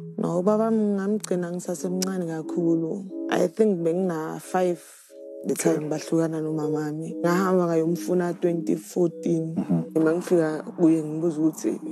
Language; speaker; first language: Zulu; non-native, local second language; Tswana